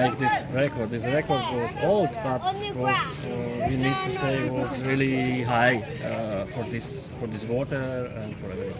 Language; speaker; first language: English; non-native, learner; Slovak